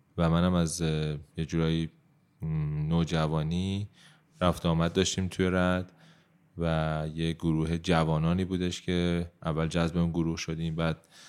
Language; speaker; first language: Persian; native; Persian